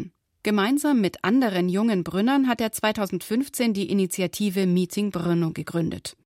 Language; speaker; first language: German; native; German